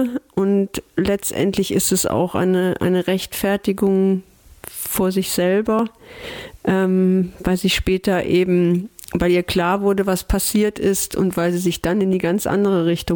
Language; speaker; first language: German; native; German